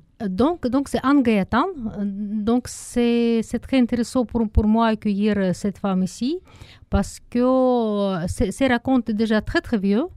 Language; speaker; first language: French; non-native, learner; Russian